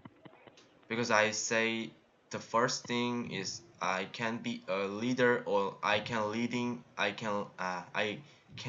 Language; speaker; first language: English; non-native, learner; Korean